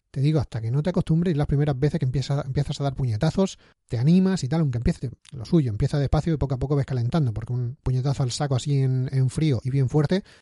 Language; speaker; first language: Spanish; native; Spanish